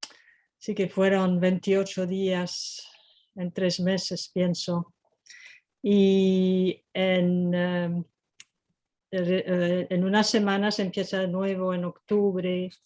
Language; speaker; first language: Spanish; non-native, fluent; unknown